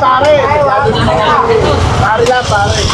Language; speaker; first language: Filipino; native; Filipino